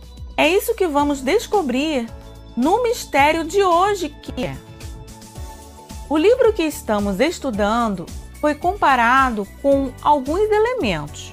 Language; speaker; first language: Portuguese; native; Portuguese